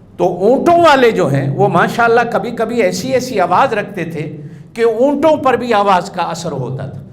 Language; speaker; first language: Urdu; native; Urdu